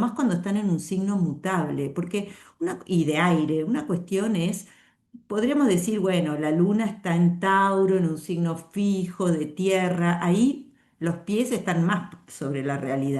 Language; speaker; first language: Spanish; native; Spanish